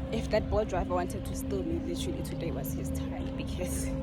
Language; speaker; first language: English; non-native, local second language; Zulu